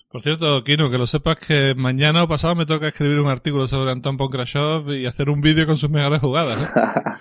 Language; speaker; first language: Spanish; native; Spanish